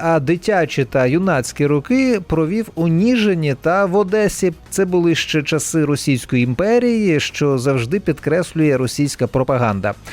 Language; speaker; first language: Ukrainian; native; Ukrainian